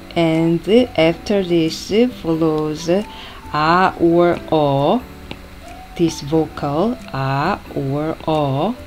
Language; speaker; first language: English; non-native, fluent; Korean